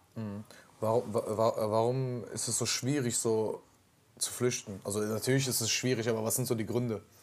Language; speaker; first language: German; early bilingual, other home language; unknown